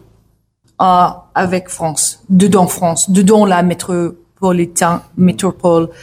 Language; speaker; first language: French; non-native, learner; English